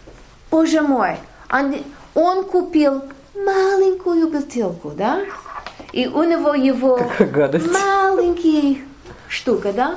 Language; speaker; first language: Russian; non-native, learner; English